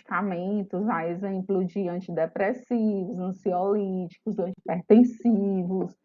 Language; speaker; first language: Portuguese; native; Portuguese